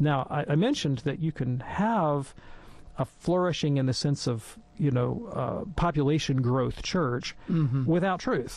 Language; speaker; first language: English; native; English